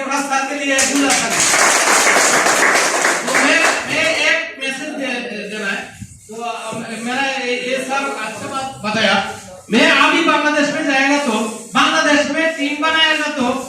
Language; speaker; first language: Hindi; non-native, fluent; Bangla